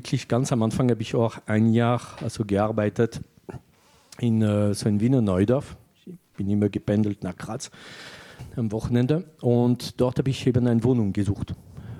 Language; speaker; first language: German; non-native, fluent; French